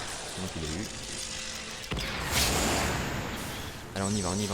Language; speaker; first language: French; native; French